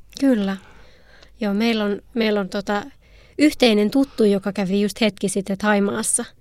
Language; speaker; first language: Finnish; native; Finnish